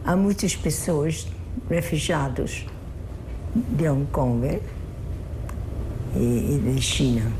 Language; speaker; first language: Portuguese; early bilingual, heritage; Portuguese